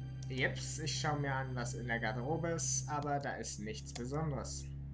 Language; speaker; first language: German; native; German